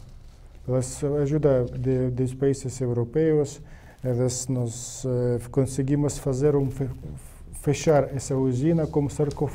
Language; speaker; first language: Portuguese; non-native, learner; Ukrainian